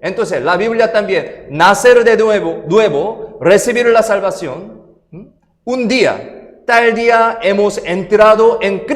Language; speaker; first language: Spanish; non-native, fluent; Korean